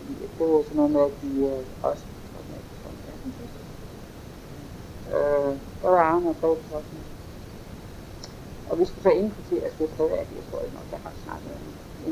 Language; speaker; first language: Danish; native; Danish